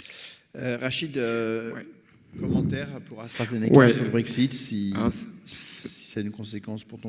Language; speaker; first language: French; native; French